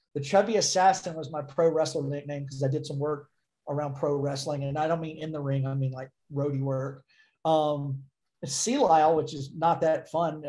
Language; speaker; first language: English; native; English